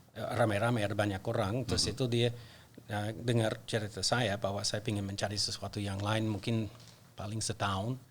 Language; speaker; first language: Indonesian; non-native, fluent; English